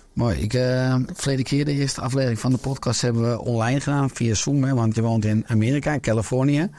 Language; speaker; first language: Dutch; native; Dutch